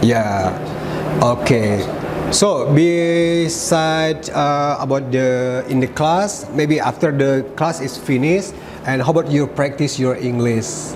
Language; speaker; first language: English; non-native, learner; Indonesian